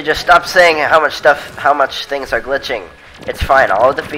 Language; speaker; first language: English; native; English